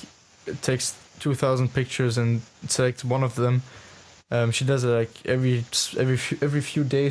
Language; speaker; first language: English; non-native, fluent; German